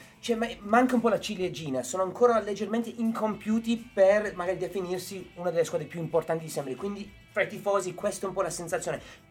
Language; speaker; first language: Italian; non-native, fluent; English